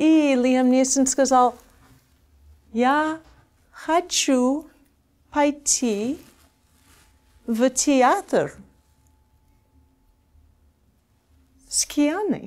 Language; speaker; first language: Russian; non-native, fluent; English